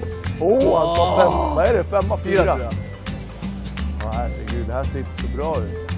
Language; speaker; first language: Swedish; native; Swedish